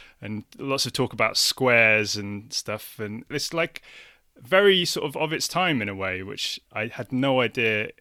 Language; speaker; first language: English; native; English